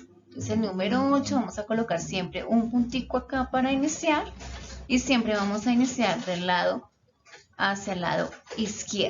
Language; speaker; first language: Spanish; native; Spanish